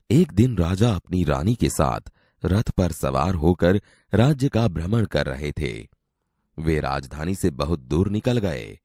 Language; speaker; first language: Hindi; non-native, local second language; Gujarati